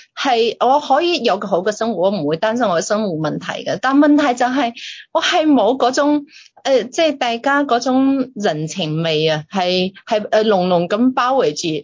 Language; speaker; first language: Cantonese; non-native, local second language; Chinese